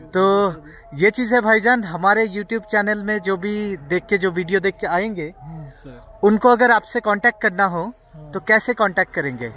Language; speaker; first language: Hindi; non-native, local second language; Bangla